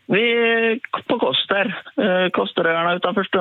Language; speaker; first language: Swedish; native; Swedish